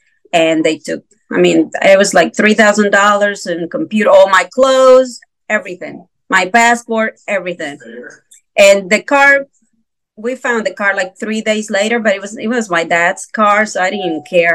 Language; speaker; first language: English; non-native, fluent; Spanish